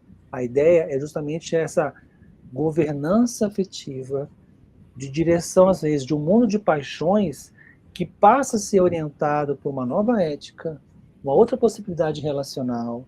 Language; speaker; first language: Portuguese; native; Portuguese